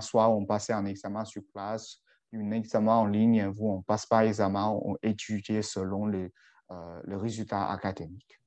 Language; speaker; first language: French; non-native, fluent; Chinese